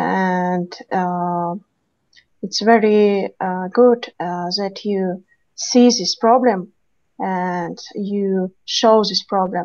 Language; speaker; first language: English; non-native, learner; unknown